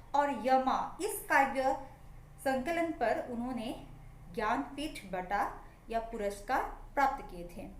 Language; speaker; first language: Hindi; non-native, local second language; Assamese